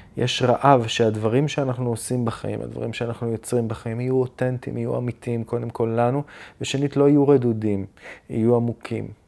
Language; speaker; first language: Hebrew; native; Hebrew